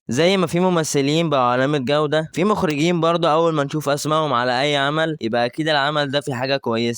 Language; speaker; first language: Arabic; native; Arabic